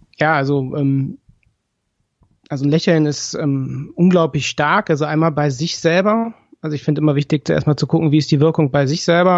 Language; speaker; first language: German; native; German